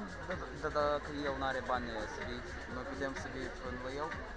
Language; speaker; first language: Romanian; non-native, learner; Russian